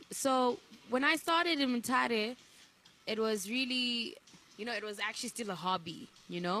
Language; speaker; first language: English; non-native, local second language; Shona